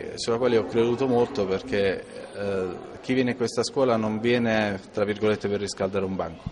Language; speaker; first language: Italian; native; Italian